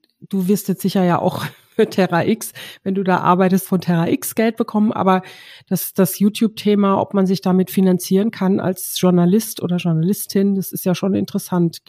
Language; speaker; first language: German; native; German